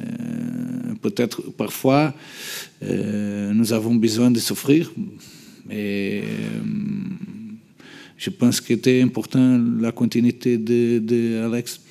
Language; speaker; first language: French; non-native, learner; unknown